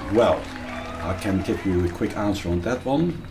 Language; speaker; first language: English; non-native, fluent; Dutch